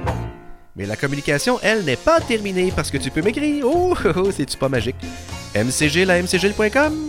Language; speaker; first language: French; native; French